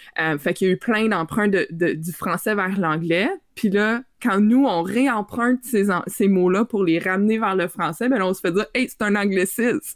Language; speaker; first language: French; native; French